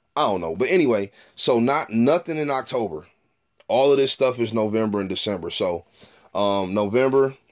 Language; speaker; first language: English; native; English